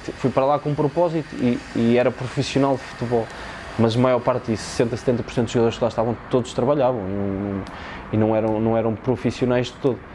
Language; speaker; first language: Portuguese; native; Portuguese